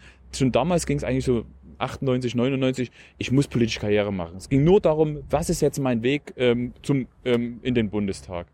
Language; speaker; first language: German; native; German